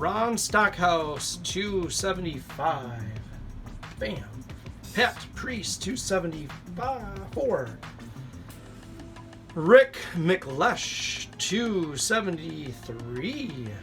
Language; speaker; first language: English; native; English